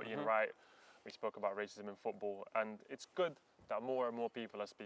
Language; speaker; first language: English; early bilingual, other home language; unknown